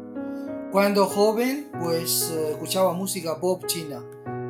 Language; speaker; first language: Spanish; non-native, learner; Chinese